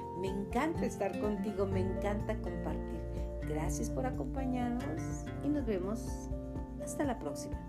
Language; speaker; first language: Spanish; native; Spanish